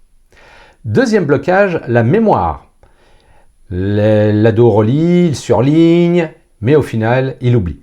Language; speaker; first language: French; native; French